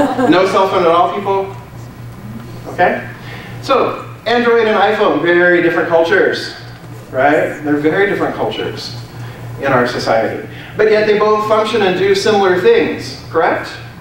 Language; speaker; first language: English; native; English